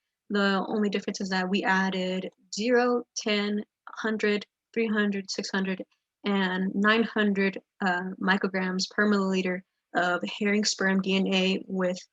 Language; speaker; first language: English; native; English